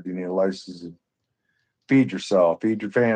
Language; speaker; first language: English; native; English